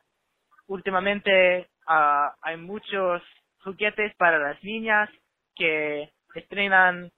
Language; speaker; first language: Spanish; non-native, learner; English